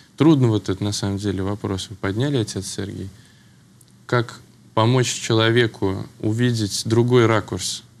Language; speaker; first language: Russian; native; Russian